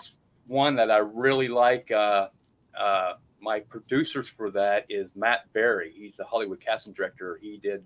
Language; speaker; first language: English; native; English